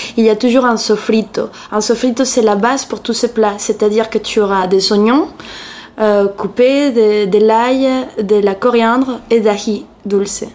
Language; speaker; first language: French; non-native, fluent; Spanish